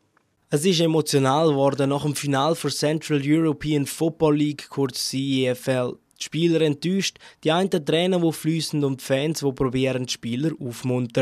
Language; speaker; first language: German; native; German